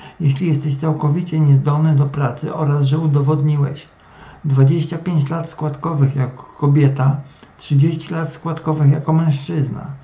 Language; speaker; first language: Polish; native; Polish